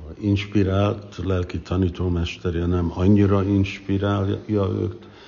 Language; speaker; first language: Hungarian; early bilingual, heritage; English